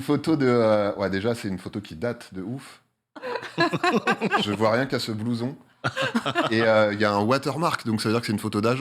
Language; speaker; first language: French; native; French